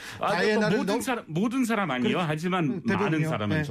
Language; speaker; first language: Korean; non-native, learner; English